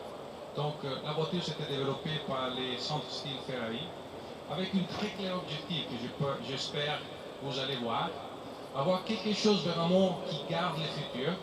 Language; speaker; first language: French; non-native, fluent; Italian